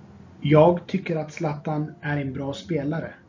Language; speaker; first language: Swedish; non-native, fluent; Tigrinya